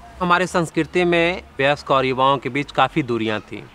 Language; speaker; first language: Hindi; native; Hindi